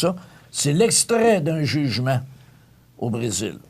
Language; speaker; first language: French; native; French